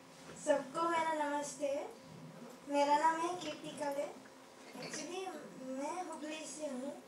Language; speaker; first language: Hindi; non-native, local second language; Kannada